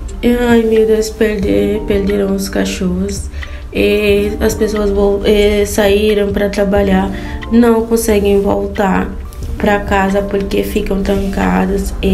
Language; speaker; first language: Portuguese; non-native, fluent; Haitian Creole